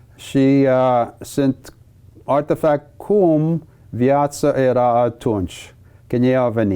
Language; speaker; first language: Romanian; early bilingual, heritage; English